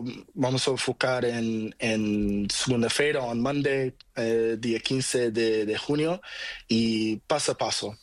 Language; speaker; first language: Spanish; non-native, learner; Portuguese